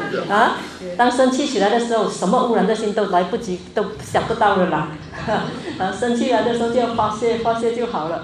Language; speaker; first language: Chinese; native; Chinese